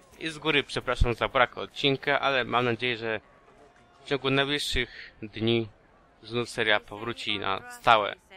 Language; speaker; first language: Polish; early bilingual, heritage; Polish